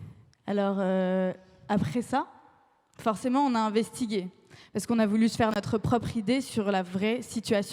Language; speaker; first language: French; native; French